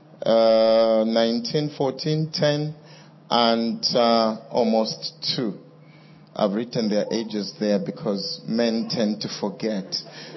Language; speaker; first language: English; non-native, local second language; Bemba